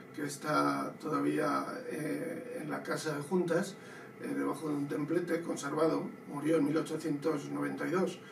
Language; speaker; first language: Spanish; non-native, local second language; Basque